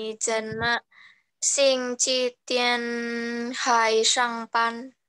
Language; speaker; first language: Chinese; non-native, learner; Indonesian